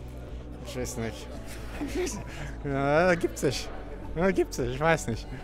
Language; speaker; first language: German; non-native, local second language; Luxembourgish